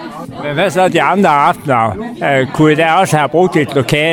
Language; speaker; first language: Danish; native; Danish